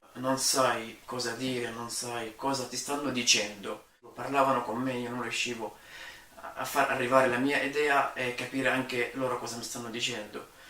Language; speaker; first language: Italian; non-native, fluent; Arabic